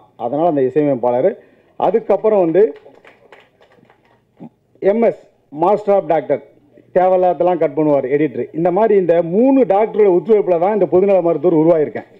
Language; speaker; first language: Tamil; native; Tamil